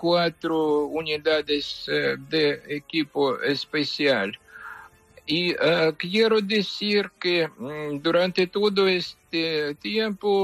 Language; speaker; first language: Spanish; non-native, fluent; Ukrainian